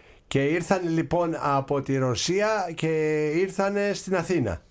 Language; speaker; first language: Greek; native; Greek